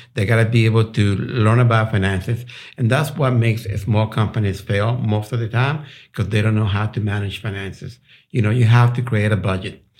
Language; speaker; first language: English; non-native, fluent; Spanish